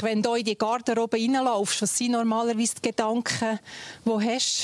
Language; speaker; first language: German; native; German